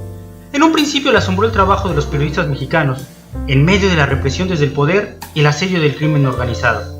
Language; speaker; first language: Spanish; native; Spanish